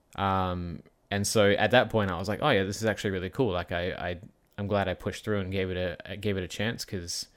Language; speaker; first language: English; native; English